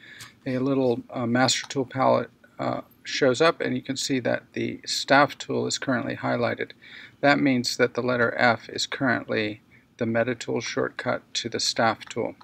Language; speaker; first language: English; native; English